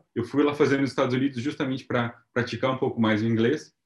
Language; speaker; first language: Portuguese; native; Portuguese